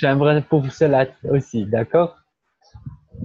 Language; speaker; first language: French; non-native, learner; Portuguese